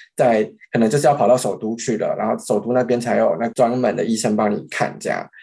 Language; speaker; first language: Chinese; native; Chinese